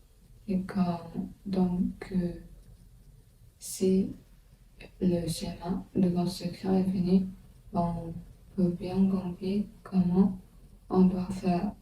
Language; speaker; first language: French; non-native, learner; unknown